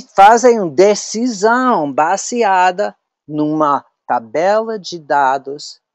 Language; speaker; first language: Portuguese; non-native, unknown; English